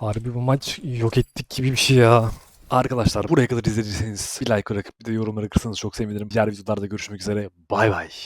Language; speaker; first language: Turkish; native; Turkish